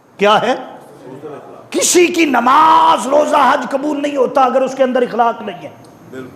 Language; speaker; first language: Urdu; non-native, local second language; Punjabi